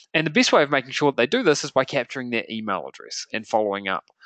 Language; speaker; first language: English; native; English